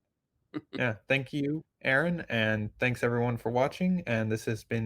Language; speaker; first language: English; native; English